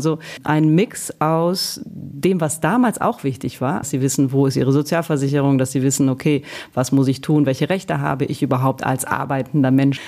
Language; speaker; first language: German; early bilingual, other home language; Italian